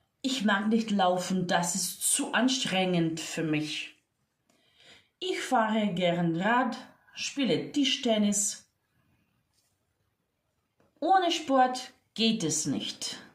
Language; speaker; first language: German; non-native, fluent; Ukrainian